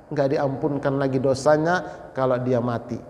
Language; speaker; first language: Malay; non-native, local second language; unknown